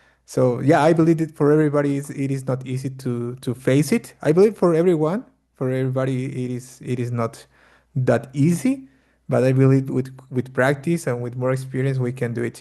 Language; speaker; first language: English; non-native, fluent; Spanish